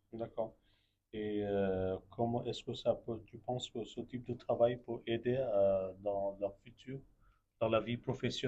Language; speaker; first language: French; non-native, fluent; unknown